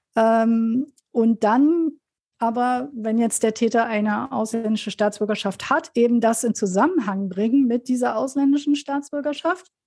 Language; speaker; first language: German; native; German